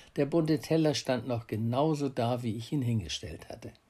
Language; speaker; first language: German; native; German